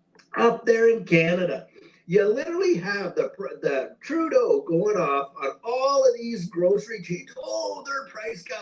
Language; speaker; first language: English; native; English